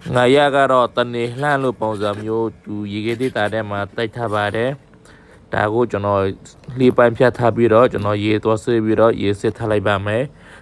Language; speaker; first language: Burmese; non-native, local second language; Mon